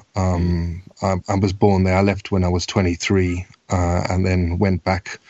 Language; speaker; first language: English; native; English